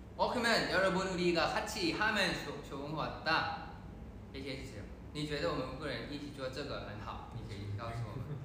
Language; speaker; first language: Chinese; non-native, learner; Thai